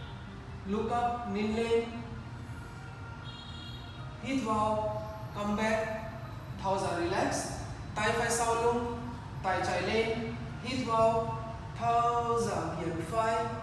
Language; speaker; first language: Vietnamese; non-native, learner; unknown